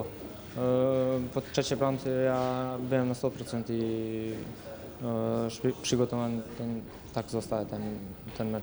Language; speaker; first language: Polish; non-native, learner; Serbian